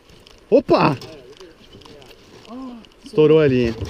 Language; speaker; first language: Portuguese; native; Portuguese